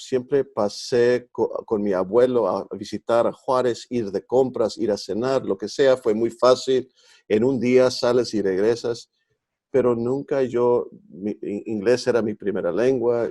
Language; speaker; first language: Spanish; early bilingual, heritage; Spanish